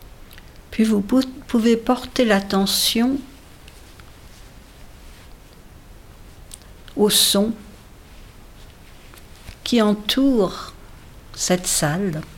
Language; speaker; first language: French; native; French